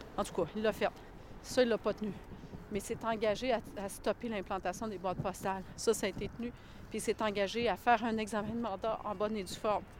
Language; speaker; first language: French; native; French